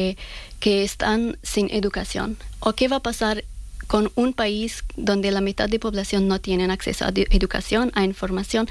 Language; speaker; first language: Spanish; non-native, fluent; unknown